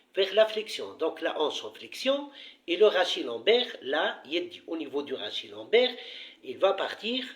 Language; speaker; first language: French; non-native, local second language; Arabic